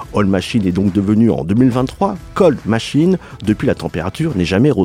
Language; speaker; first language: French; native; French